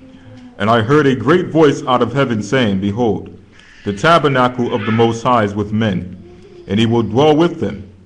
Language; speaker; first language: English; native; English